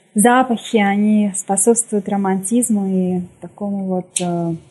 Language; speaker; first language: Russian; native; Russian